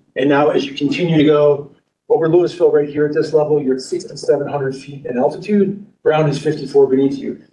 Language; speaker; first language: English; native; English